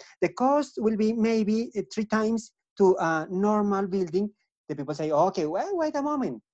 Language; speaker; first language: English; non-native, learner; Spanish